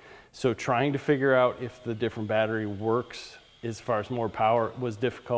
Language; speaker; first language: English; native; English